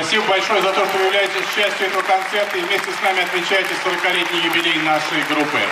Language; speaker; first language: Russian; native; Russian